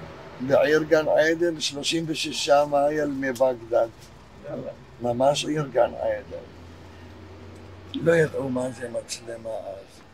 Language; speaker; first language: Hebrew; early bilingual, other home language; Arabic